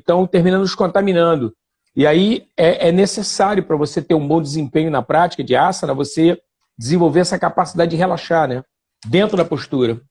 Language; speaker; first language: Portuguese; native; Portuguese